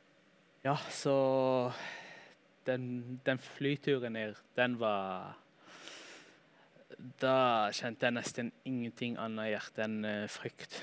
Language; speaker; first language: Norwegian; early bilingual, heritage; Norwegian